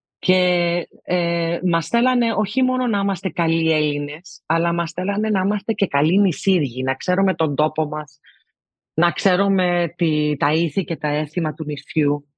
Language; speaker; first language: Greek; early bilingual, heritage; Greek